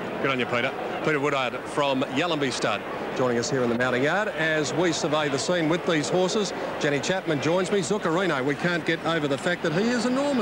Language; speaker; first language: English; native; English